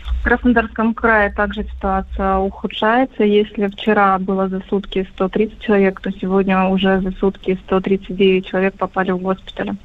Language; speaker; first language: Russian; native; Russian